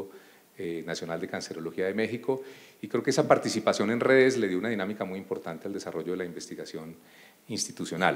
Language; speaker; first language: Spanish; native; Spanish